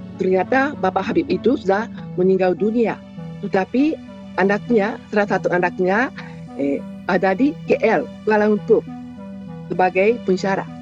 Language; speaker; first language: Indonesian; non-native, fluent; Japanese